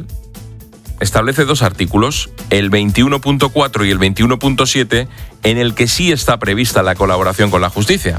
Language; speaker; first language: Spanish; native; Spanish